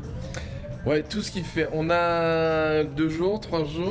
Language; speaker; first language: French; native; French